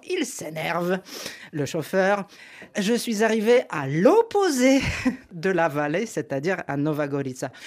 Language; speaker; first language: French; non-native, fluent; Polish